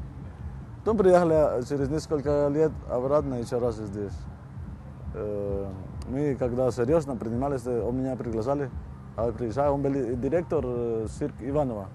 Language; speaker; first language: Russian; non-native, learner; Spanish